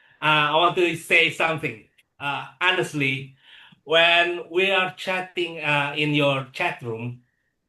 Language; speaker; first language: English; non-native, learner; Indonesian